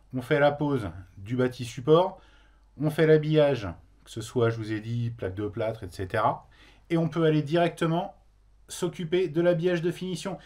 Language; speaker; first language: French; native; French